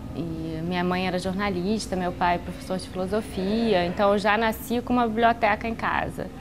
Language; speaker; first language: Portuguese; native; Portuguese